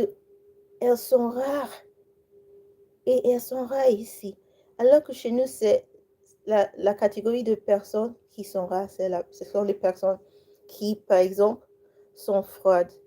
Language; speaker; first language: French; non-native, learner; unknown